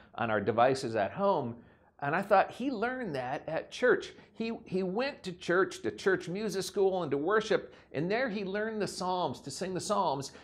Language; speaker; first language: English; native; English